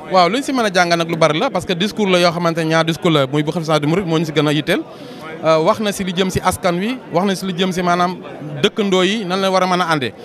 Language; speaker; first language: Wolof; native; Wolof